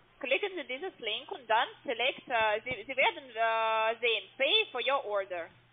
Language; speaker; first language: German; non-native, learner; Russian